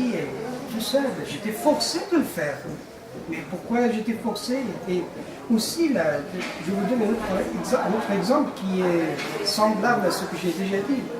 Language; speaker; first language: French; non-native, fluent; Persian